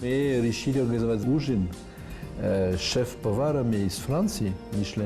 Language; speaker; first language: Russian; non-native, fluent; French